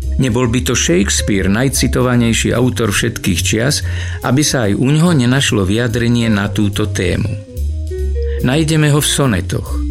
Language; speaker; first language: Slovak; native; Slovak